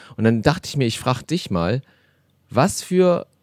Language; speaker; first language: German; native; German